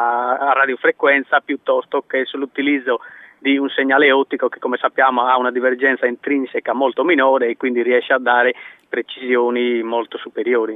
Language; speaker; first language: Italian; native; Italian